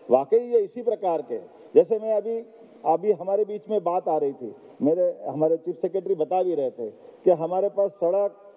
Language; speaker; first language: Hindi; native; Hindi